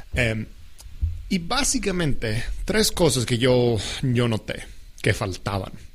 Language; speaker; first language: Spanish; non-native, fluent; English